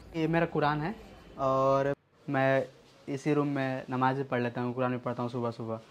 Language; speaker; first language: Hindi; native; Hindi